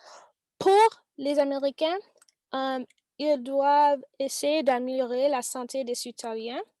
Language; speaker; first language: French; non-native, learner; English